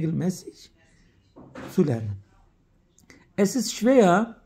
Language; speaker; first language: German; non-native, fluent; Turkish